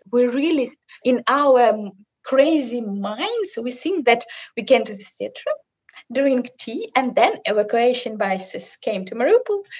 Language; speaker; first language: English; non-native, learner; Russian